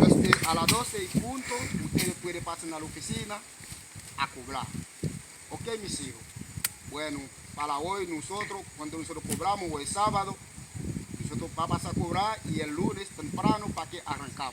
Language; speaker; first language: Spanish; non-native, local second language; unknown